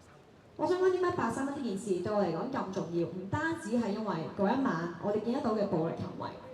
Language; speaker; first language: Cantonese; native; Cantonese